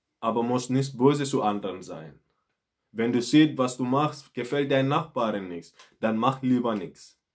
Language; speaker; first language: German; non-native, learner; Mandingo